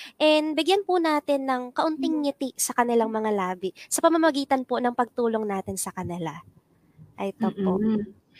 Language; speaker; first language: Filipino; non-native, local second language; Pampanga